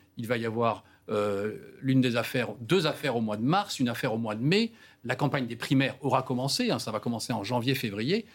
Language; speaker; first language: French; native; French